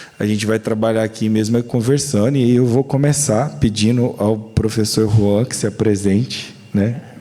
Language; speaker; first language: Portuguese; native; Portuguese